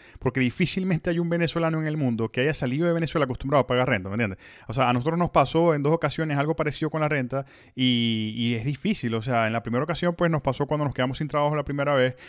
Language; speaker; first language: Spanish; native; Spanish